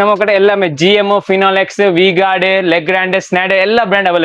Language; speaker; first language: Malayalam; non-native, learner; Tamil